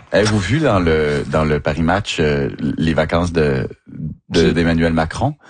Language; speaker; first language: French; native; French